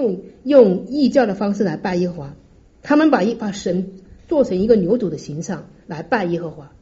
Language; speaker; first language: Chinese; native; Chinese